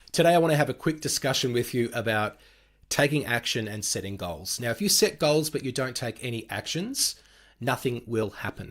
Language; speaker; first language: English; native; English